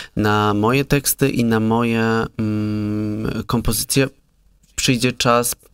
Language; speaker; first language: Polish; native; Polish